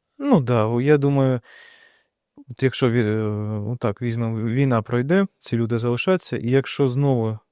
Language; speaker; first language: Ukrainian; non-native, local second language; Russian